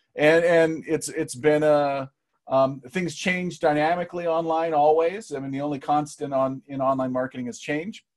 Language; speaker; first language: English; native; English